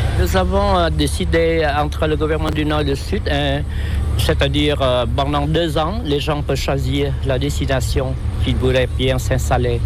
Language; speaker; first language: French; non-native, local second language; Vietnamese